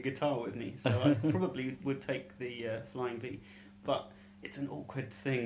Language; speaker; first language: English; native; English